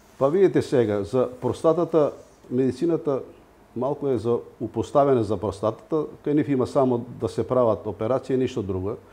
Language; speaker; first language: Macedonian; native; Macedonian